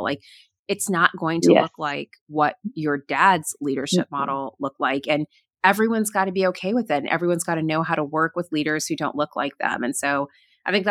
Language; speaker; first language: English; native; English